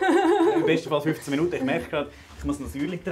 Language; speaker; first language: German; native; German